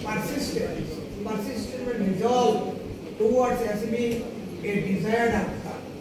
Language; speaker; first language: English; non-native, local second language; Bangla